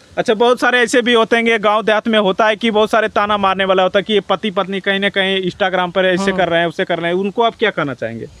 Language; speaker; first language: Hindi; native; Hindi